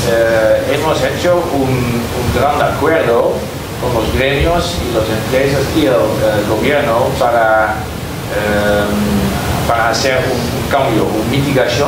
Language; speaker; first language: Spanish; non-native, learner; Dutch